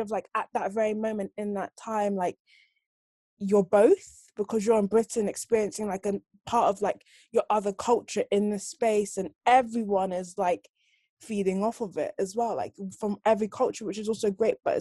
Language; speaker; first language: English; native; English